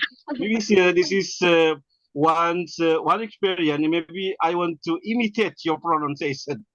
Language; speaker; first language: English; non-native, learner; Indonesian